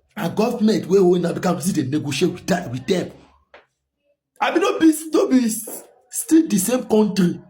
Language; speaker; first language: Nigerian Pidgin; native; Nigerian Pidgin